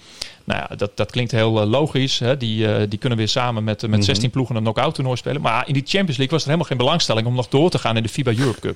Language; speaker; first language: Dutch; native; Dutch